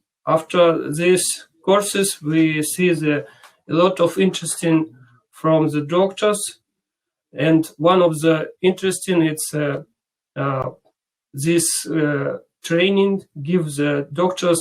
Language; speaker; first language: English; non-native, learner; Russian